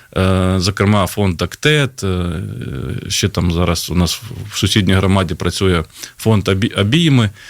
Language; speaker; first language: Ukrainian; native; Ukrainian